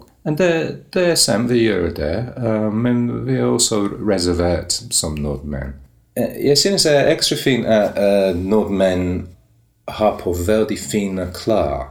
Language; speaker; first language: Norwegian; non-native, learner; English